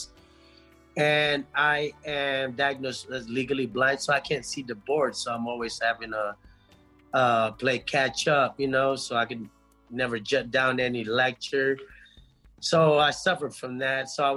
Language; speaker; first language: English; non-native, local second language; Pampanga